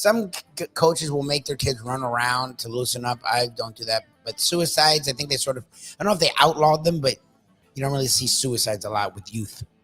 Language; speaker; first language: English; native; English